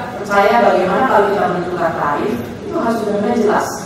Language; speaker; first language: Indonesian; native; Indonesian